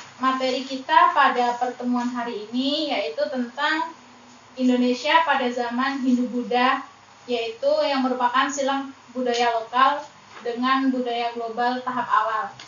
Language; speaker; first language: Indonesian; native; Indonesian